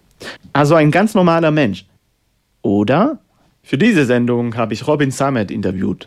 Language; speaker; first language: German; non-native, fluent; Hebrew